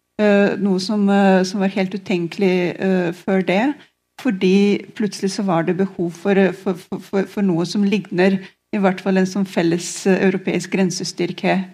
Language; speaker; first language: Norwegian; non-native, fluent; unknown